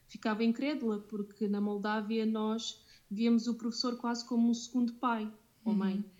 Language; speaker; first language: Portuguese; early bilingual, other home language; Romanian